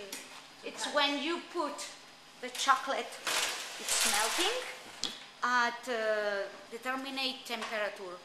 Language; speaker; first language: English; non-native, learner; Spanish